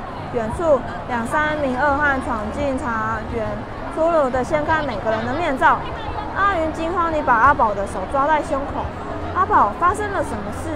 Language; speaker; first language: Chinese; native; Chinese